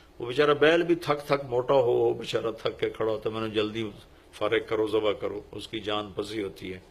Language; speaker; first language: Urdu; non-native, local second language; Punjabi